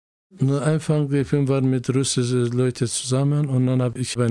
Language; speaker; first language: German; non-native, learner; Azerbaijani